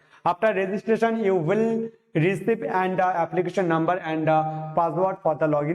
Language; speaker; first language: English; non-native, local second language; Bangla